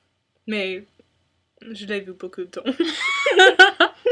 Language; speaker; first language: French; non-native, learner; English